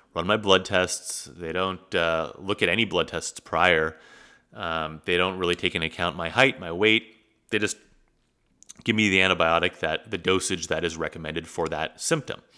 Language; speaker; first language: English; native; English